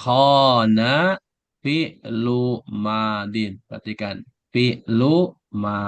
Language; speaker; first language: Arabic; non-native, fluent; Indonesian